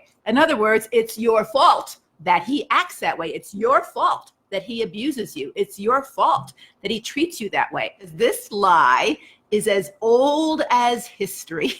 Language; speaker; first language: English; native; English